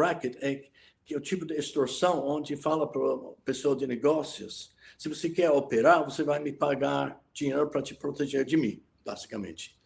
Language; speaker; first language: Portuguese; non-native, fluent; English